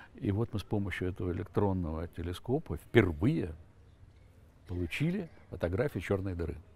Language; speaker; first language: Russian; native; Russian